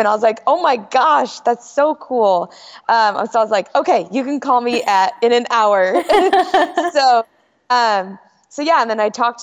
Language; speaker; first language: English; native; English